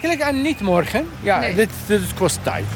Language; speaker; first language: Dutch; non-native, learner; Arabic